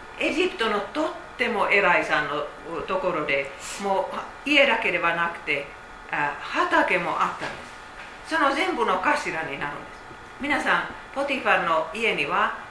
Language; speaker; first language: Japanese; non-native, fluent; Finnish